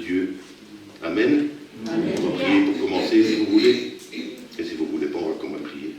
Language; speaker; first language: French; native; French